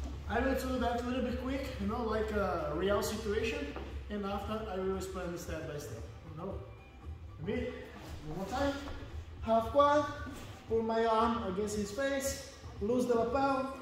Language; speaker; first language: English; non-native, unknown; Portuguese